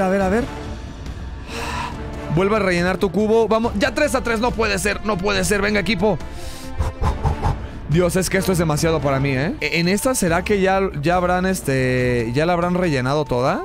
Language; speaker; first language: Spanish; native; Spanish